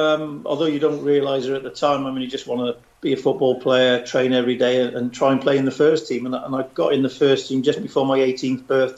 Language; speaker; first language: English; native; English